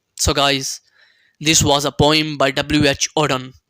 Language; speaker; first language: English; non-native, local second language; Urdu